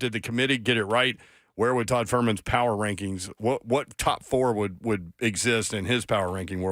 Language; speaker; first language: English; native; English